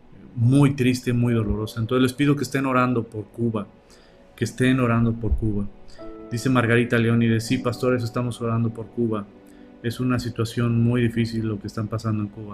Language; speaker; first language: Spanish; native; Spanish